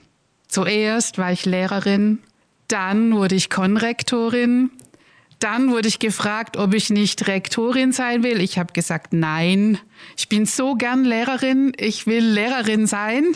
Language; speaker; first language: German; native; German